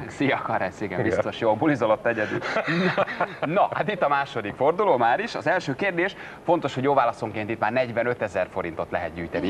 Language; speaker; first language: Hungarian; native; Hungarian